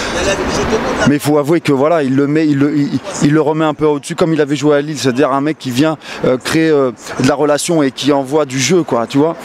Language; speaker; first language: French; native; French